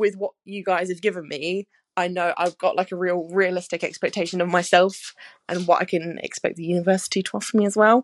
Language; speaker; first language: English; native; English